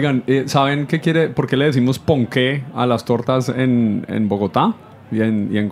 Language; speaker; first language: Spanish; native; Spanish